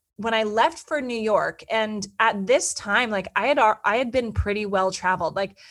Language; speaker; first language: English; native; English